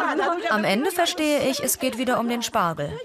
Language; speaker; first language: German; native; German